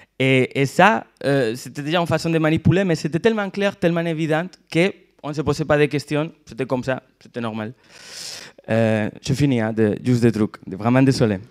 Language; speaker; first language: French; non-native, fluent; Catalan